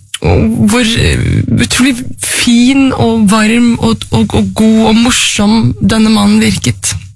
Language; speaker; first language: Norwegian; native; Norwegian